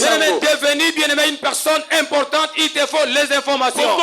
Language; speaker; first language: French; non-native, local second language; Lingala